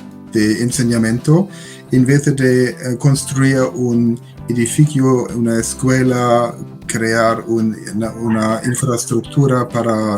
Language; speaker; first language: Spanish; non-native, learner; German